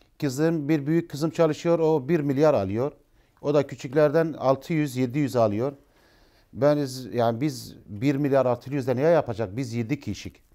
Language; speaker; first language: Turkish; non-native, learner; Arabic